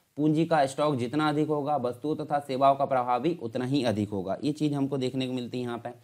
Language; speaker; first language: Hindi; native; Hindi